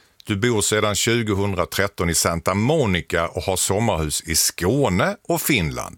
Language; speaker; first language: Swedish; native; Swedish